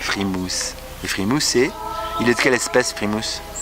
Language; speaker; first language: French; native; French